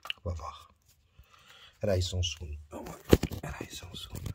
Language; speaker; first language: French; non-native, fluent; Portuguese